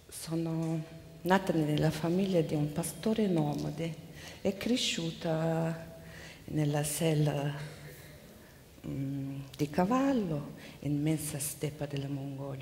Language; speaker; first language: Italian; non-native, learner; Mongolian